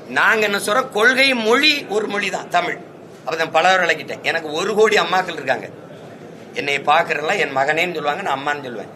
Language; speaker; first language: Tamil; native; Tamil